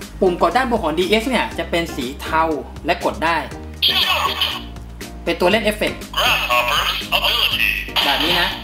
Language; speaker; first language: Thai; native; Thai